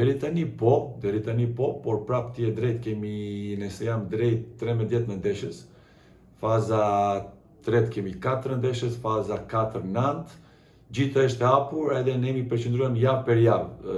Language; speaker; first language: Albanian; non-native, learner; Serbian